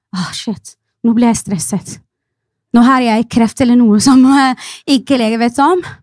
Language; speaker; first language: Norwegian; non-native, fluent; Arabic